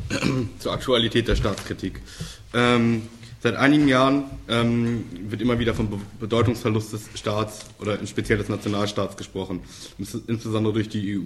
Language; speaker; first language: German; native; German